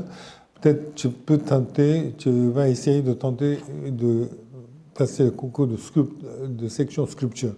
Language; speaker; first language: French; non-native, fluent; Japanese